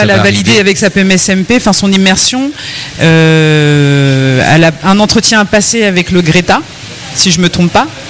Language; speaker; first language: French; native; French